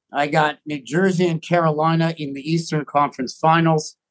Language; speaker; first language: English; native; English